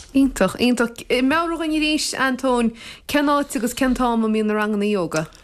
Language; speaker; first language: Irish; native; Irish